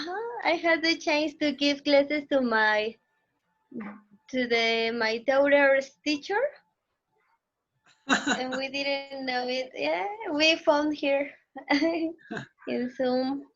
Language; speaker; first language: English; non-native, learner; Spanish